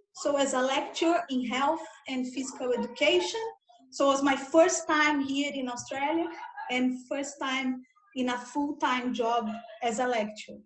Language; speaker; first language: English; non-native, fluent; Portuguese